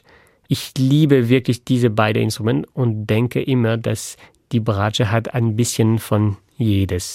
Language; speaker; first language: German; non-native, fluent; French